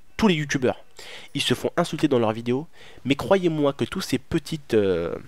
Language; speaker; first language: French; early bilingual, other home language; Arabic